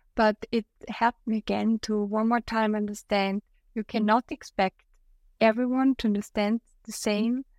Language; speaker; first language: English; non-native, fluent; German